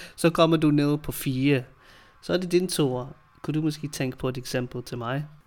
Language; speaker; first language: Danish; non-native, fluent; English